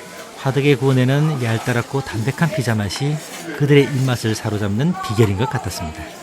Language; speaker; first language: Korean; native; Korean